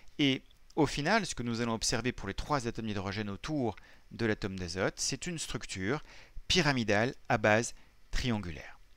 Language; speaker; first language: French; native; French